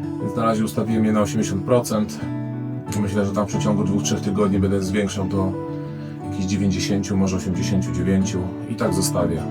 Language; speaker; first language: Polish; native; Polish